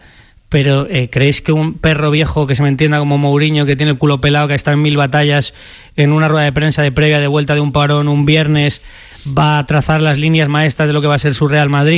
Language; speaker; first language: Spanish; native; Spanish